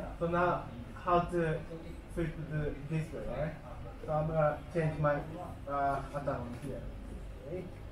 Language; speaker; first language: English; non-native, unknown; Japanese